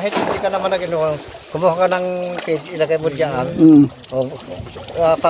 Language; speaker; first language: Filipino; non-native, local second language; Iloko